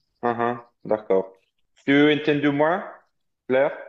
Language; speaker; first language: French; non-native, learner; Italian